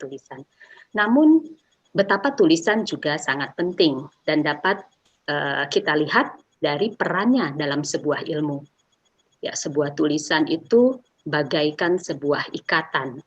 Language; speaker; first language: Indonesian; native; Indonesian